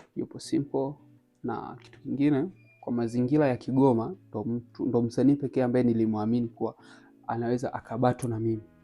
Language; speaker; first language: Swahili; native; Swahili